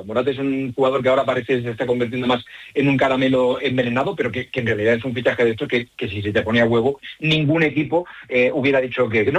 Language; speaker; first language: Spanish; native; Spanish